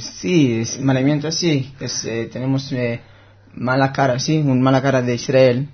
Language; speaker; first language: Spanish; non-native, learner; Hebrew